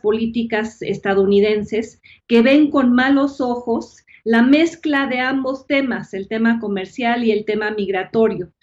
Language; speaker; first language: Spanish; native; Spanish